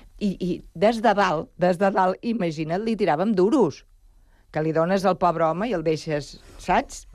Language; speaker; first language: Catalan; non-native, local second language; Spanish